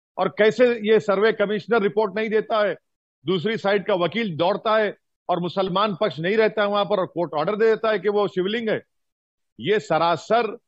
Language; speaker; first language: Hindi; native; Hindi